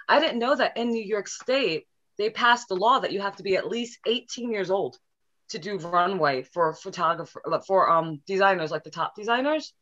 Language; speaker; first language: English; native; English